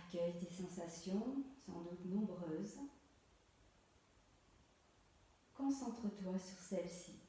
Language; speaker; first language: French; native; French